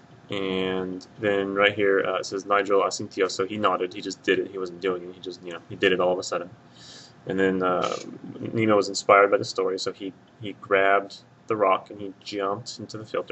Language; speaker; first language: English; native; English